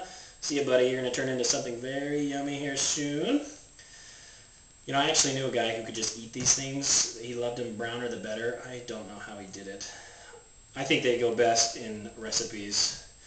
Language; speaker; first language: English; native; English